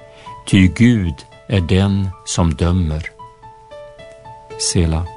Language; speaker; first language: Swedish; native; Swedish